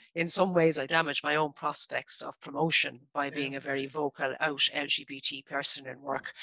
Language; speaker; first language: English; native; English